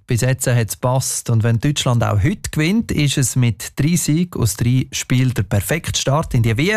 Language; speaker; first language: German; native; German